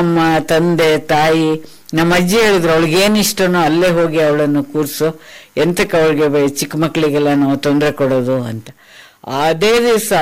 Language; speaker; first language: Kannada; non-native, local second language; Konkani